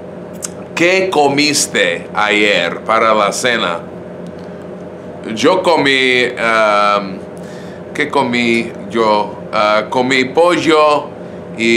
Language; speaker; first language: Spanish; non-native, fluent; English